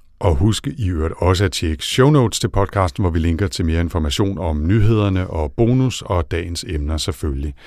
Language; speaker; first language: Danish; native; Danish